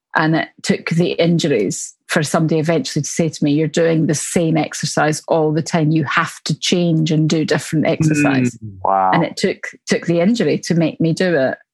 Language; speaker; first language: English; native; English